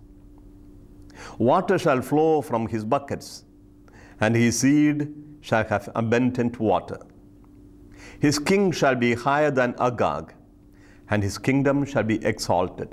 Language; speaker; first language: English; non-native, local second language; Malayalam